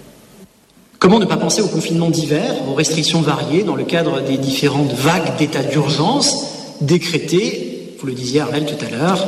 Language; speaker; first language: French; native; French